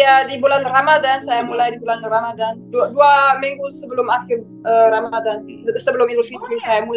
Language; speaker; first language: Indonesian; non-native, fluent; German